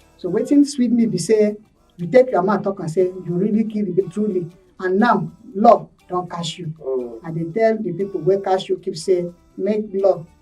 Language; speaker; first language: Nigerian Pidgin; native; Nigerian Pidgin